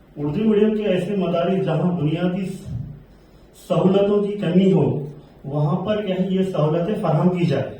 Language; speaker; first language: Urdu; native; Urdu